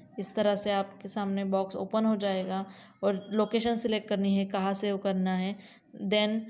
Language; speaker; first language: Hindi; non-native, local second language; Gujarati